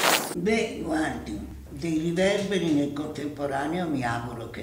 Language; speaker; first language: Italian; native; Italian